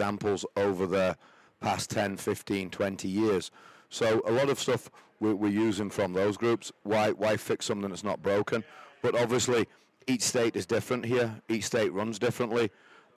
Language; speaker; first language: English; native; English